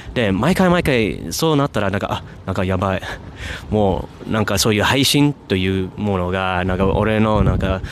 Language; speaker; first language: Japanese; non-native, fluent; English